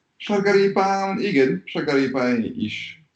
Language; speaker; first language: Hungarian; non-native, learner; French